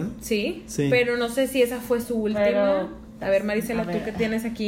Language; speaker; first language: Spanish; native; Spanish